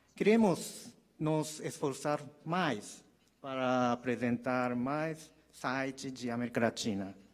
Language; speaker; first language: Portuguese; non-native, learner; Japanese